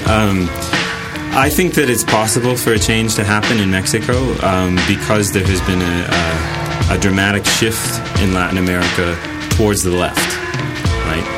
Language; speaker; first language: English; native; English